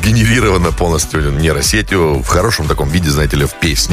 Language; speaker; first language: Russian; native; Russian